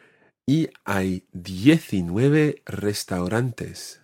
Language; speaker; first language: Spanish; non-native, fluent; English